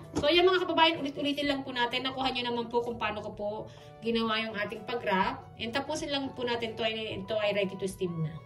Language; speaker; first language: Filipino; native; Filipino